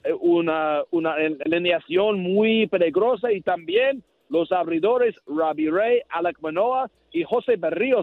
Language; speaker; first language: Spanish; non-native, learner; English